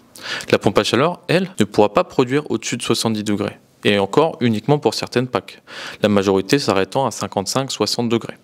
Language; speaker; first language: French; native; French